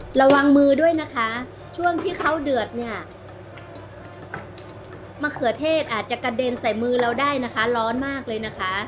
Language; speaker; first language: Thai; native; Thai